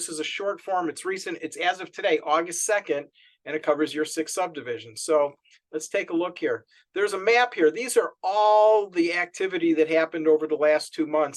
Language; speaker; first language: English; native; English